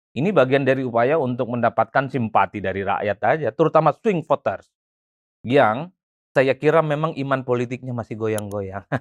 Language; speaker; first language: Indonesian; non-native, local second language; Madurese